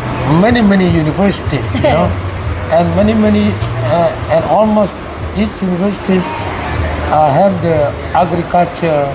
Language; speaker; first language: English; non-native, learner; Indonesian